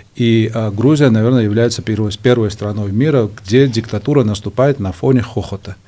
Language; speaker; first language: Russian; non-native, local second language; Georgian